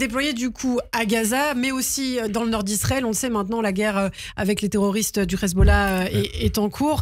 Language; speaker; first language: French; native; French